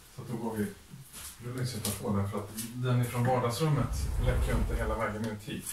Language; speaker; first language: Swedish; native; Swedish